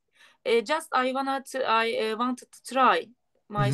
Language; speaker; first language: English; non-native, learner; Turkish